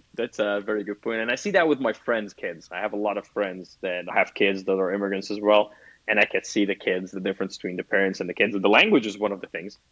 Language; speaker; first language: English; non-native, fluent; Arabic